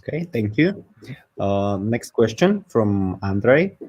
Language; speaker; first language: English; non-native, fluent; Slovak